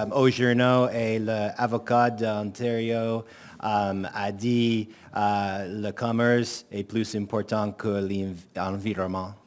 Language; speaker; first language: French; non-native, learner; English